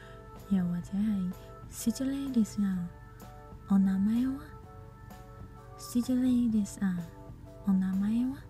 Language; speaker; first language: Japanese; non-native, fluent; Cantonese